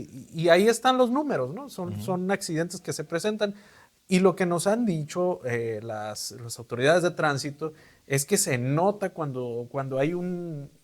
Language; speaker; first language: Spanish; native; Spanish